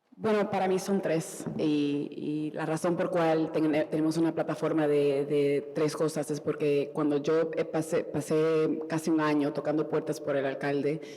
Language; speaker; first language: Spanish; early bilingual, heritage; Spanish